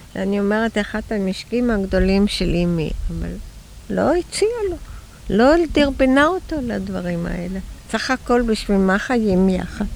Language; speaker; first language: Hebrew; early bilingual, other home language; German